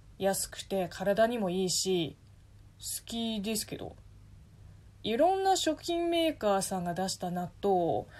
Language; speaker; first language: Japanese; non-native, fluent; Chinese